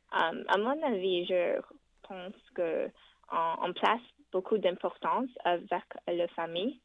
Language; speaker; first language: French; non-native, fluent; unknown